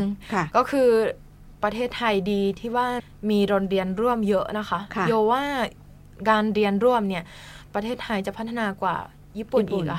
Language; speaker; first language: Thai; non-native, fluent; Japanese